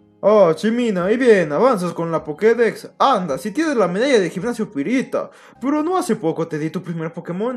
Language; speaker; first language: Spanish; native; Spanish